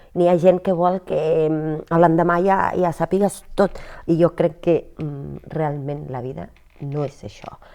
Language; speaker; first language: Catalan; non-native, fluent; Spanish